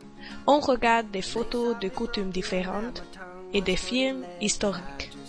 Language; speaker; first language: French; non-native, learner; Hungarian